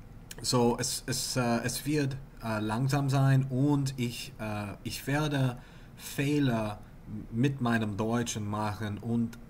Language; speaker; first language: German; non-native, learner; English